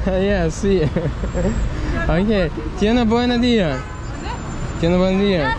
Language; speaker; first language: Spanish; non-native, learner; Russian